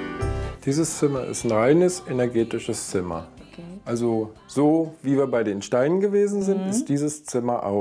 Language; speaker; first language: German; native; German